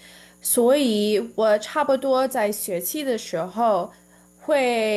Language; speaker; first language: Chinese; early bilingual, heritage; Chinese